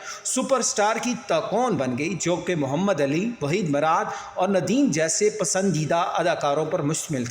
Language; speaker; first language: Urdu; native; Urdu